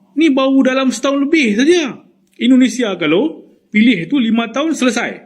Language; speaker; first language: Malay; native; Malay